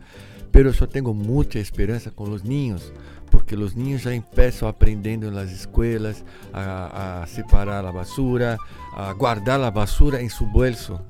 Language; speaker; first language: Spanish; non-native, fluent; Portuguese